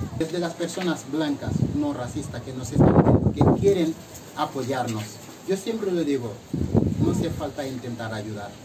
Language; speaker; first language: Spanish; non-native, fluent; Wolof